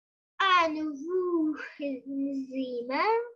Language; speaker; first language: German; non-native, learner; Ukrainian